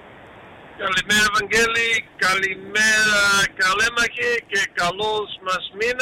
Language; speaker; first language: Greek; early bilingual, heritage; Greek